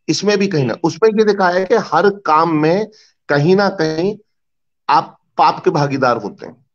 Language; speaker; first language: Hindi; native; Hindi